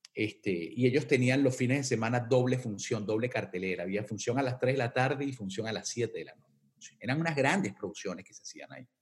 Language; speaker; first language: Spanish; native; Spanish